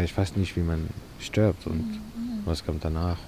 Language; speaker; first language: German; non-native, fluent; Arabic